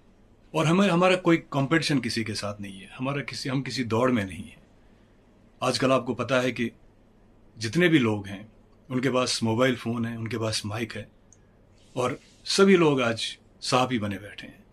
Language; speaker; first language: Hindi; native; Hindi